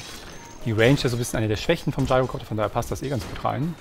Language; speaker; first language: German; native; German